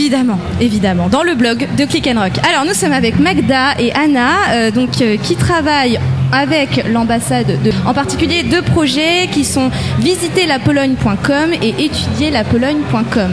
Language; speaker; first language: French; native; French